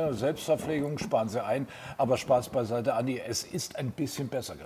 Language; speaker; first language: German; native; German